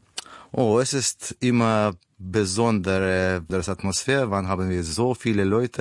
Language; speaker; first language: German; non-native, learner; Russian